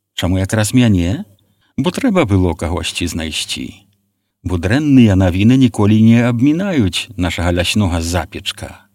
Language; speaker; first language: Belarusian; native; Belarusian